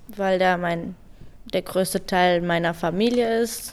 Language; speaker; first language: German; early bilingual, other home language; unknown